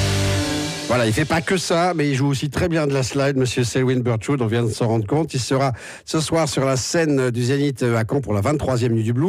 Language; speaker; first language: French; native; French